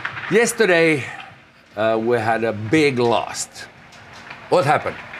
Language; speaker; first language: English; non-native, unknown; Finnish